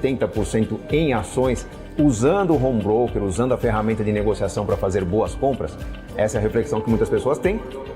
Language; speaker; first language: Portuguese; native; Portuguese